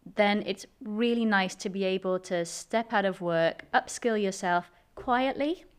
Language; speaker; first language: English; native; English